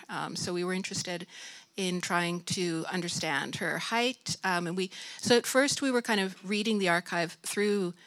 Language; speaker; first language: English; native; English